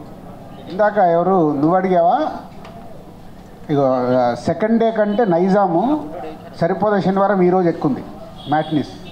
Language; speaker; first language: Telugu; native; Telugu